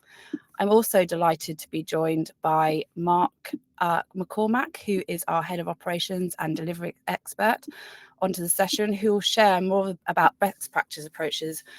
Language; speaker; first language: English; native; English